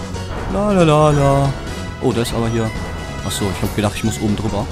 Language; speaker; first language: German; native; German